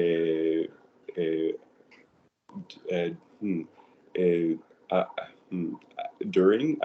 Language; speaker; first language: French; non-native, learner; Spanish